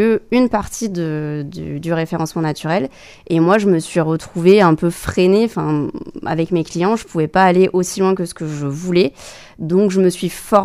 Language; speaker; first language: French; native; French